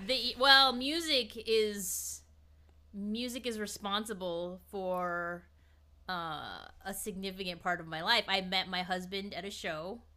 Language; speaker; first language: English; native; English